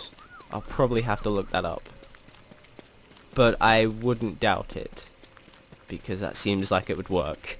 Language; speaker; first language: English; native; English